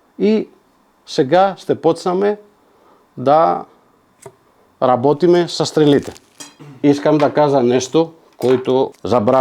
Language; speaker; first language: Bulgarian; non-native, fluent; Macedonian